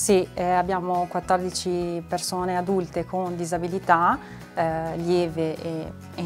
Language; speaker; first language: Italian; native; Italian